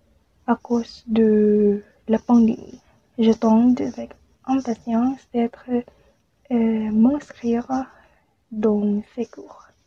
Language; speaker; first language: French; non-native, learner; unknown